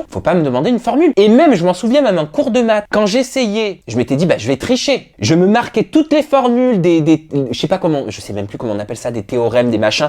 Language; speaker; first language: French; native; French